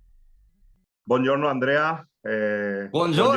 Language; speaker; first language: Italian; non-native, learner; Spanish